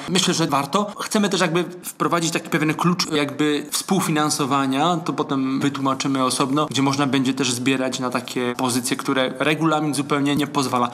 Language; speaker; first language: Polish; native; Polish